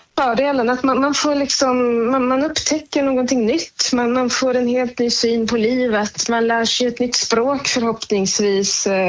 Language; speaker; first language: Swedish; native; Swedish